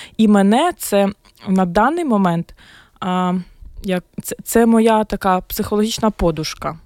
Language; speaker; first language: Ukrainian; non-native, local second language; Russian